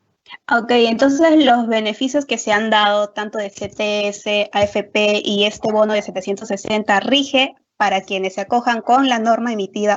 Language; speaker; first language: Spanish; native; Spanish